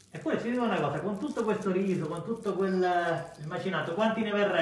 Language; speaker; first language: Italian; native; Italian